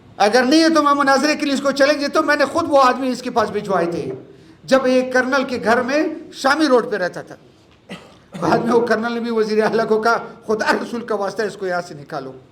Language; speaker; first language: Urdu; non-native, local second language; Pashto